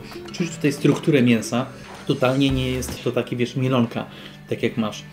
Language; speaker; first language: Polish; native; Polish